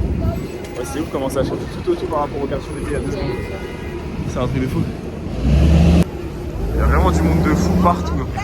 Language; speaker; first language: French; native; French